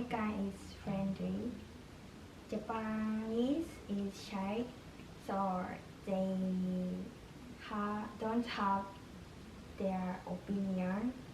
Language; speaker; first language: English; non-native, learner; Japanese